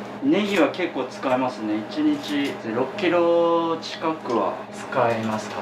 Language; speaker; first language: Japanese; native; Japanese